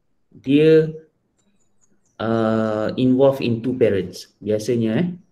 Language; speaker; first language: English; non-native, local second language; Malay